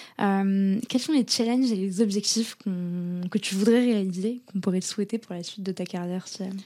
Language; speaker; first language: French; native; French